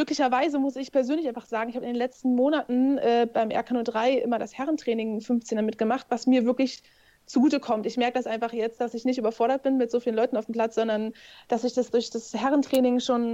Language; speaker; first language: German; native; German